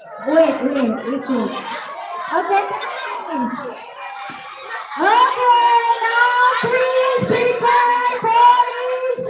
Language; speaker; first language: English; non-native, learner; Indonesian